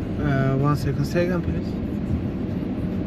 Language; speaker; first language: English; non-native, learner; Turkish